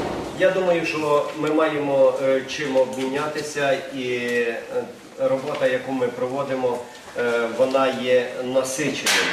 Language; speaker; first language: Ukrainian; native; Ukrainian